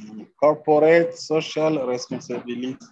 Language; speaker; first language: English; non-native, learner; French